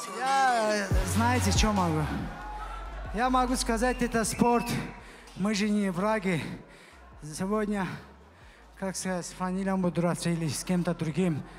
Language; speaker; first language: Russian; non-native, local second language; Azerbaijani